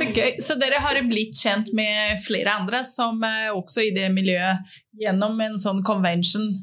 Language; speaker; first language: Norwegian; non-native, fluent; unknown